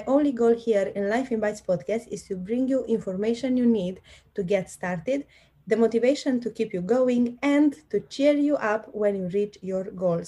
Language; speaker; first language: English; non-native, fluent; Romanian